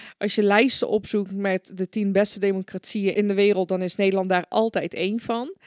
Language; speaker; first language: Dutch; early bilingual, other home language; Persian